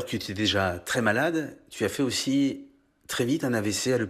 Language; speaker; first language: French; native; French